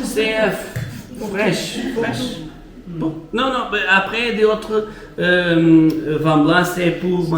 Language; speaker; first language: French; non-native, learner; Portuguese